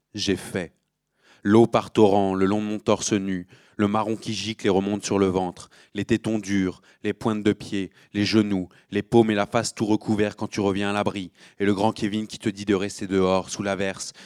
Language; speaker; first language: French; native; French